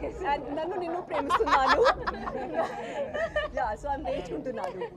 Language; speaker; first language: Telugu; non-native, learner; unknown